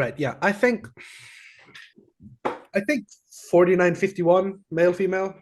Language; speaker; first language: English; non-native, fluent; Icelandic